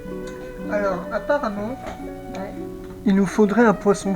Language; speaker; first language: French; native; French